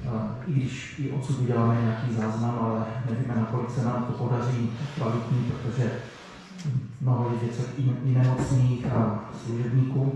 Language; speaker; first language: Czech; native; Czech